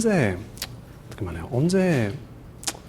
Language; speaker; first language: Korean; non-native, learner; English